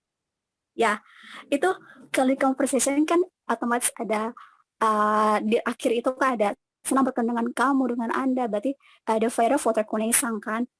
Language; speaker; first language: Indonesian; native; Indonesian